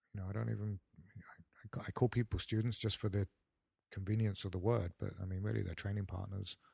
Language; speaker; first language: English; native; English